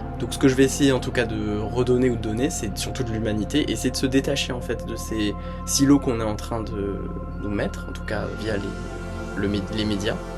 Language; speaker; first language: French; native; French